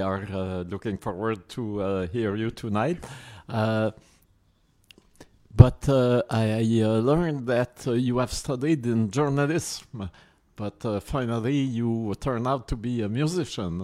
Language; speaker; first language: English; non-native, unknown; French